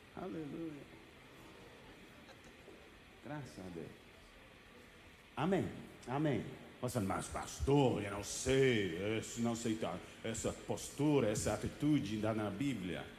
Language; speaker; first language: Portuguese; non-native, fluent; English